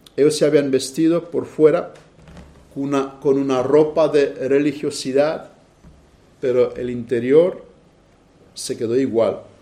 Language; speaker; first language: Spanish; non-native, fluent; Romanian